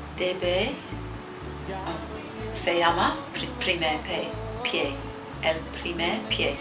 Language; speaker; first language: Spanish; non-native, learner; English